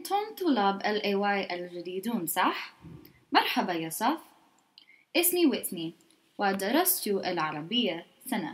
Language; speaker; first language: Arabic; non-native, learner; English